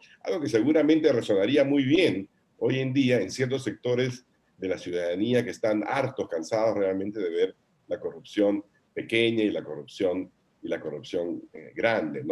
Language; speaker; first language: Spanish; native; Spanish